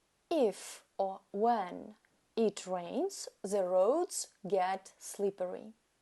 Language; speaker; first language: English; non-native, fluent; Ukrainian